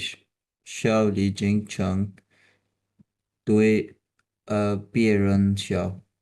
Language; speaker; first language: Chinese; non-native, learner; Urdu